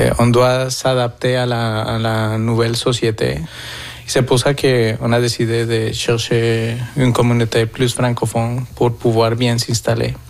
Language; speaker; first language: French; non-native, fluent; Spanish